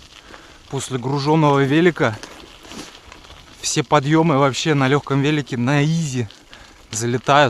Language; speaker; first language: Russian; native; Russian